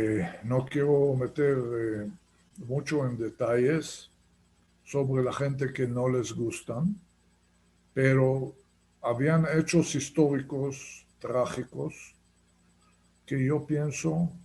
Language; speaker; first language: Spanish; non-native, fluent; Hebrew